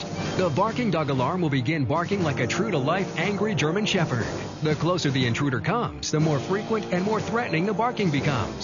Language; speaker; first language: English; native; English